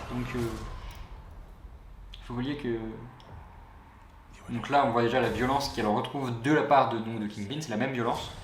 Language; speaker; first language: French; native; French